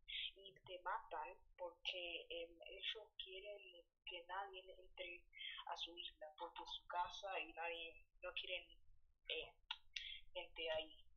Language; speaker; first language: Spanish; early bilingual, heritage; Spanish